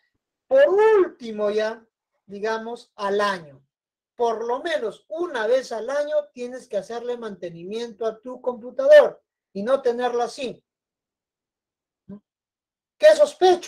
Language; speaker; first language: Spanish; native; Spanish